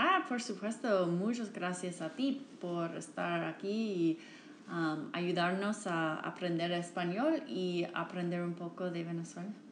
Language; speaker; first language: Spanish; non-native, fluent; English